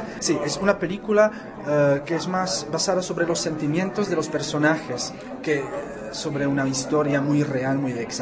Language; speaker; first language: Spanish; non-native, fluent; Czech